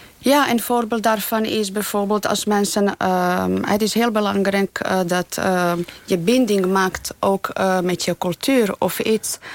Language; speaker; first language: Dutch; non-native, fluent; Bosnian